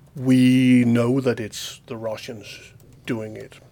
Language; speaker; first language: English; non-native, fluent; Danish